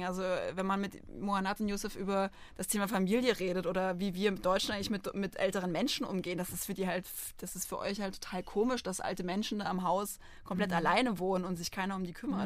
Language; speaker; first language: German; native; German